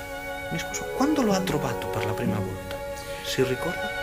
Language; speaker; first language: Italian; non-native, fluent; Spanish